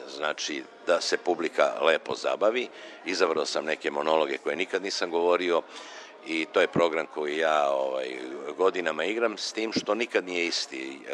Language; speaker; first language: Serbian; non-native, local second language; Macedonian